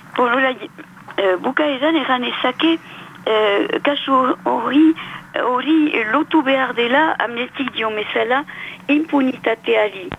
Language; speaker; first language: Basque; native; Basque